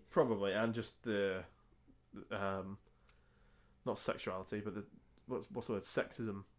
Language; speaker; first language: English; native; English